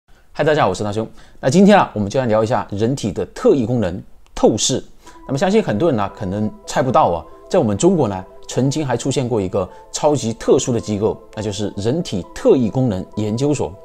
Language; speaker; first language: Chinese; native; Chinese